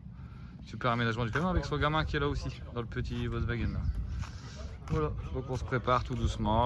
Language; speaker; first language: French; native; French